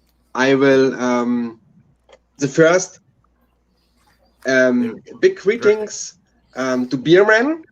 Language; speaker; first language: English; non-native, learner; German